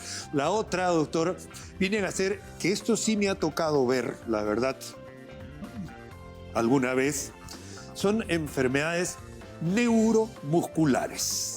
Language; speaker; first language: Spanish; native; Spanish